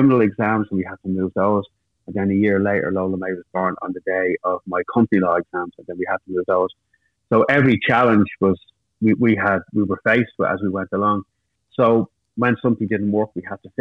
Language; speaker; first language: English; native; English